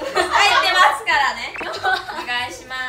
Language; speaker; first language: Japanese; native; Japanese